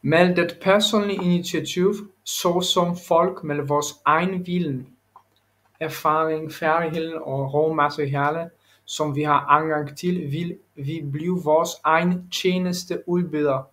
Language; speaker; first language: Danish; non-native, learner; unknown